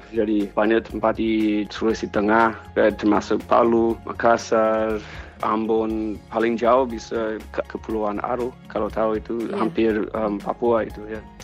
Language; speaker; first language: Indonesian; non-native, fluent; English